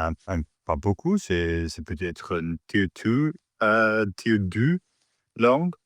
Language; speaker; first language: French; non-native, learner; English